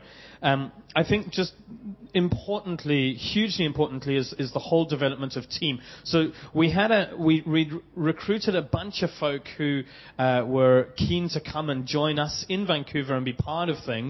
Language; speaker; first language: English; native; English